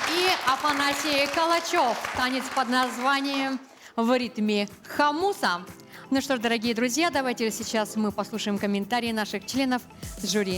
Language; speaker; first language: Russian; native; Russian